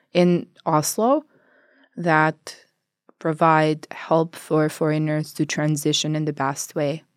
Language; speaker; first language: English; non-native, fluent; Albanian